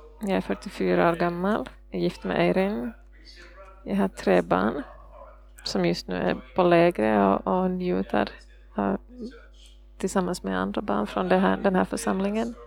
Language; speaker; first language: Swedish; non-native, fluent; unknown